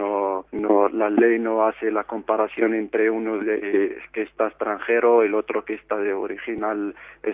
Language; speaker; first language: Spanish; non-native, fluent; Arabic